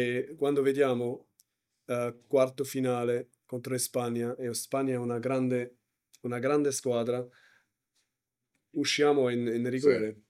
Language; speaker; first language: Italian; non-native, learner; German